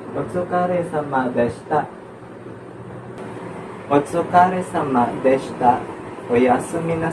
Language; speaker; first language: Japanese; non-native, learner; Filipino